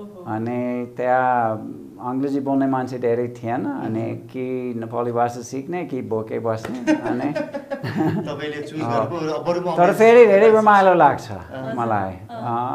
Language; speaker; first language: Nepali; non-native, fluent; English